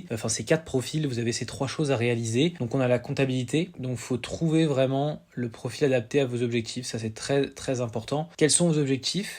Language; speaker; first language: French; native; French